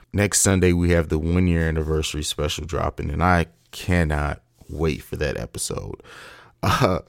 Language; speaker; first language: English; native; English